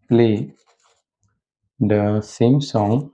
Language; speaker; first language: English; non-native, local second language; Hindi